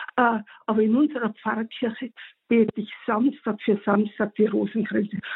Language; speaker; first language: German; native; German